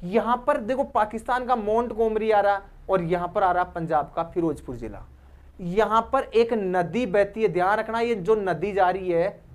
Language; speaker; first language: Hindi; native; Hindi